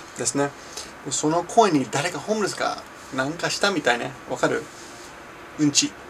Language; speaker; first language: Japanese; non-native, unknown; English